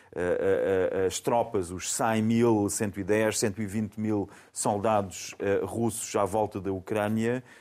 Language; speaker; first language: Portuguese; native; Portuguese